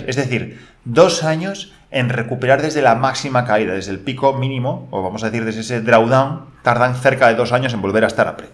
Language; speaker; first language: Spanish; native; Spanish